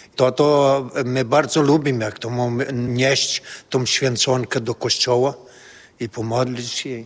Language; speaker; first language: Polish; early bilingual, heritage; Polish